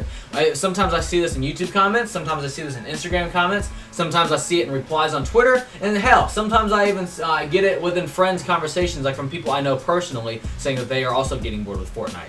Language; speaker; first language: English; native; English